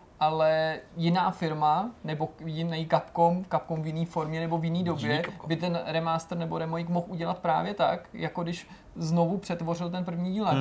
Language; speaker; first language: Czech; native; Czech